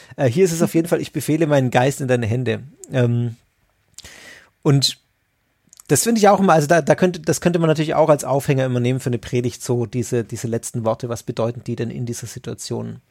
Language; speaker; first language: German; native; German